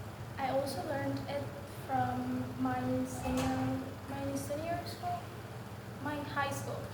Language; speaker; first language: English; non-native, learner; Indonesian